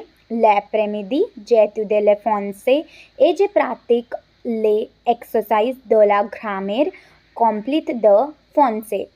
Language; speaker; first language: French; non-native, learner; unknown